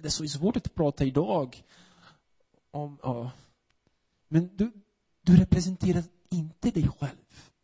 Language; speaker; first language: Swedish; non-native, fluent; Portuguese